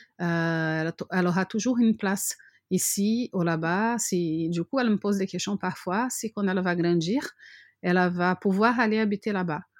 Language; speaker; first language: French; non-native, fluent; Portuguese